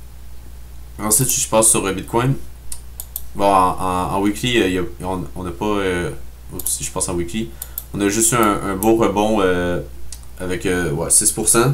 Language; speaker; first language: French; native; French